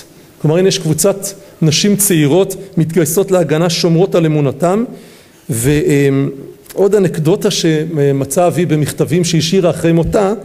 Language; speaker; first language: Hebrew; native; Hebrew